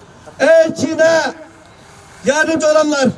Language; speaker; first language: Turkish; non-native, fluent; Uyghur